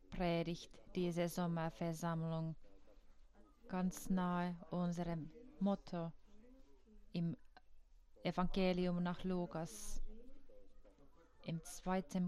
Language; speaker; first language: German; non-native, fluent; Finnish